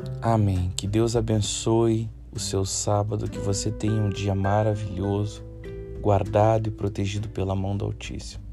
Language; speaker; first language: Portuguese; native; Portuguese